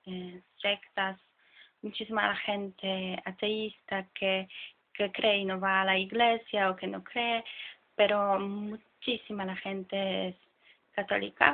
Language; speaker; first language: Spanish; non-native, fluent; Polish